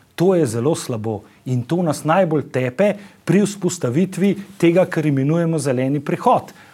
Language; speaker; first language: Slovenian; native; Slovenian